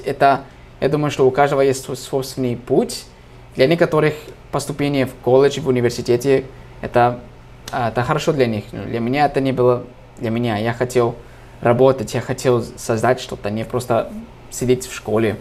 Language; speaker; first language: Russian; non-native, fluent; English